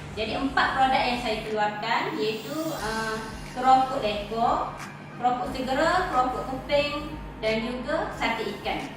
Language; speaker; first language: Malay; native; Malay